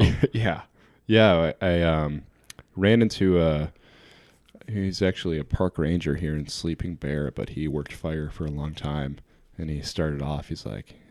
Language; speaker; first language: English; native; English